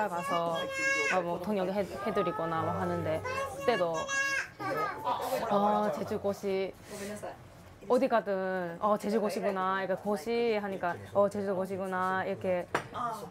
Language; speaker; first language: Korean; early bilingual, heritage; Japanese